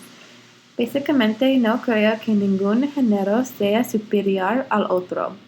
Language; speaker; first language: Spanish; non-native, learner; English